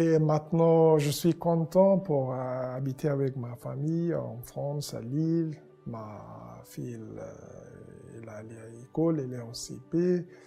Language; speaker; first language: French; non-native, learner; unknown